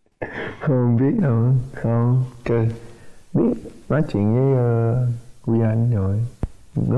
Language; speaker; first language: Vietnamese; early bilingual, heritage; Vietnamese